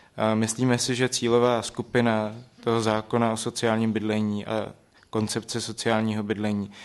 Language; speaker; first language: Czech; native; Czech